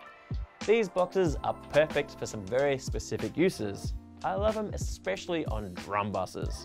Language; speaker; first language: English; native; English